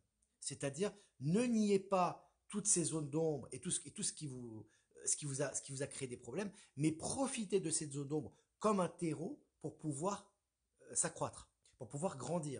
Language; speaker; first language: French; native; French